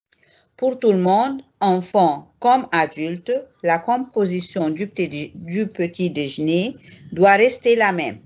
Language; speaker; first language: French; non-native, fluent; Arabic